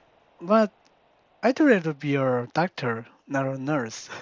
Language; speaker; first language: English; non-native, learner; Korean